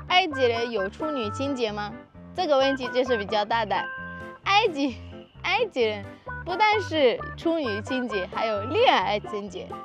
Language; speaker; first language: Chinese; non-native, fluent; Arabic